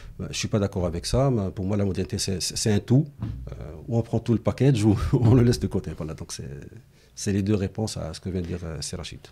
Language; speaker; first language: French; non-native, local second language; Arabic